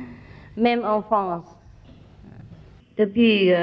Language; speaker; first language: French; non-native, fluent; Vietnamese